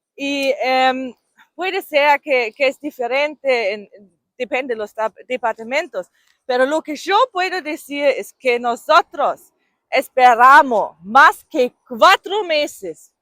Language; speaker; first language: Spanish; non-native, fluent; German